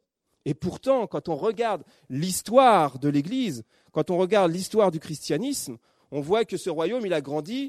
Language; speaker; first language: French; native; French